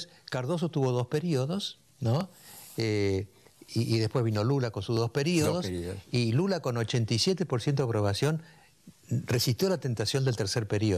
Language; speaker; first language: Spanish; native; Spanish